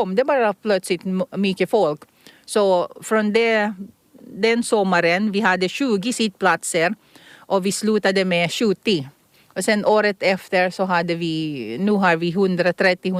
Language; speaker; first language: Swedish; non-native, fluent; Filipino